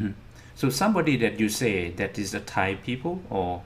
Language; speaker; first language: English; non-native, fluent; Thai